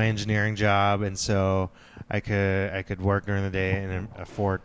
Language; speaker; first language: English; non-native, fluent; French